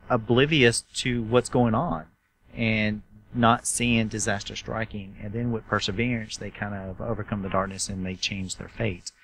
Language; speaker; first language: English; native; English